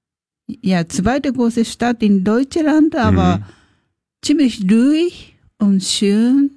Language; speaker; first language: German; non-native, learner; Japanese